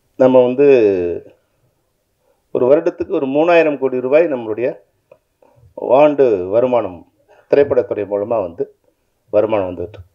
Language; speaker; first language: Tamil; native; Tamil